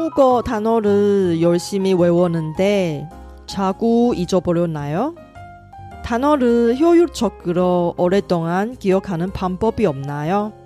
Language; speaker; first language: Korean; non-native, fluent; Chinese